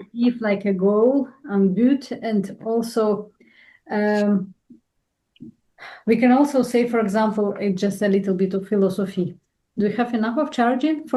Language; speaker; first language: English; non-native, fluent; Russian